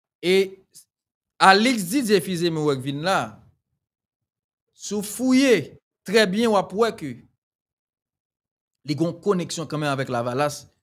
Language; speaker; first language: French; non-native, local second language; Haitian Creole